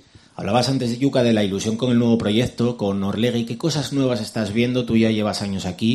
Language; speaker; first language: Spanish; native; Spanish